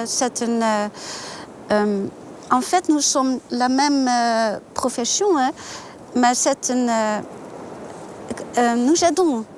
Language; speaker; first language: French; non-native, learner; Dutch